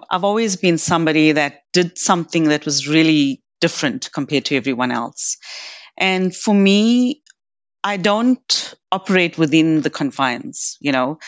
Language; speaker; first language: English; native; English